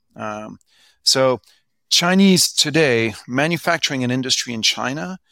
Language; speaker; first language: English; non-native, fluent; French